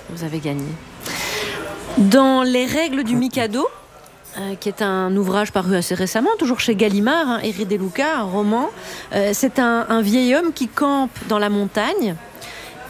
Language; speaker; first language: French; native; French